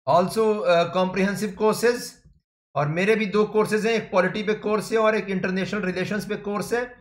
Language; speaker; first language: Hindi; native; Hindi